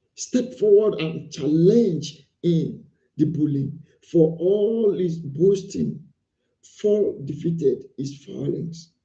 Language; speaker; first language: English; non-native, local second language; Yoruba